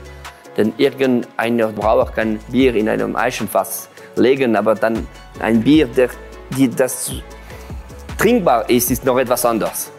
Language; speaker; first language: German; non-native, local second language; French